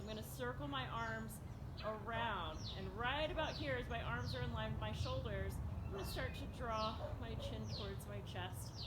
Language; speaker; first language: English; native; English